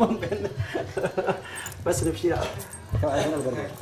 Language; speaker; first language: Arabic; native; Arabic